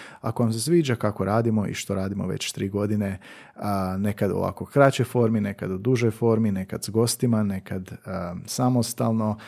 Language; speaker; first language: Croatian; native; Croatian